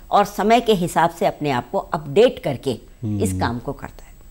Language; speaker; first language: Hindi; native; Hindi